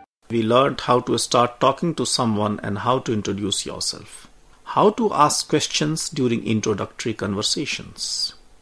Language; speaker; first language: English; non-native, local second language; Hindi